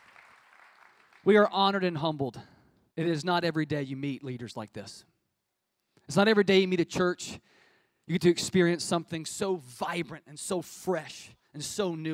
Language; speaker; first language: English; native; English